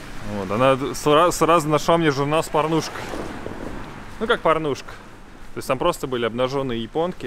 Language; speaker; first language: Russian; native; Russian